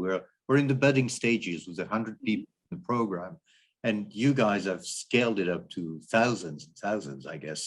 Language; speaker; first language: English; non-native, fluent; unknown